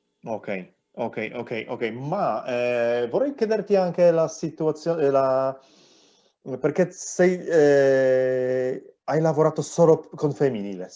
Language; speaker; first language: Italian; non-native, learner; Polish